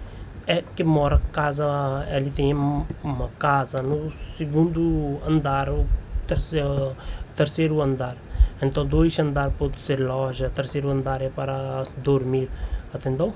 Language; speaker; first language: Portuguese; non-native, learner; Hindi